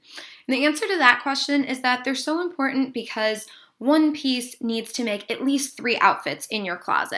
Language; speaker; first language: English; native; English